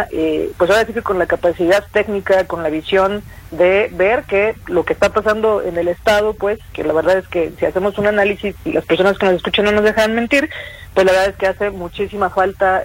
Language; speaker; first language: Spanish; native; Spanish